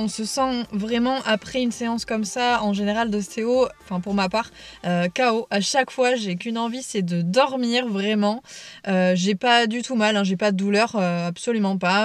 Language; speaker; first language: French; native; French